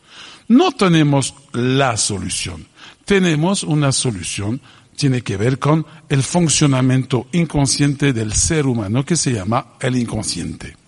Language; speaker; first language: Spanish; non-native, fluent; French